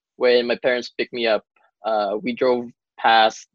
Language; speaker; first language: English; non-native, local second language; Cebuano